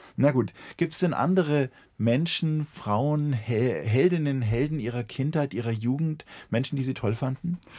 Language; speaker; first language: German; native; German